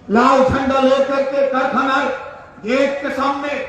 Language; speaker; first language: Hindi; non-native, local second language; Bangla